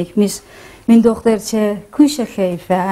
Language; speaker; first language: Dutch; non-native, fluent; Persian